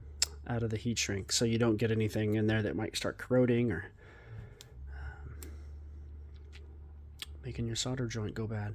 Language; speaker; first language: English; native; English